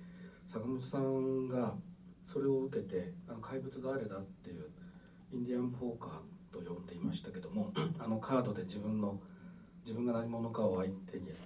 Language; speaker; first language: Japanese; native; Japanese